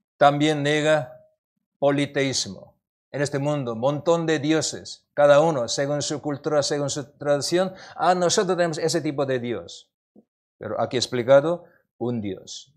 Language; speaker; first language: Spanish; non-native, learner; Korean